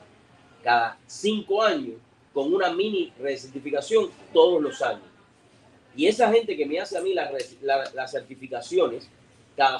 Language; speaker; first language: Spanish; native; Spanish